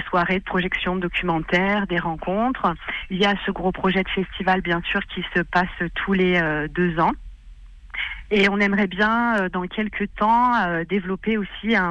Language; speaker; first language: French; native; French